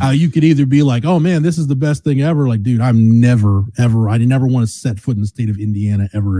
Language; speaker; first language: English; native; English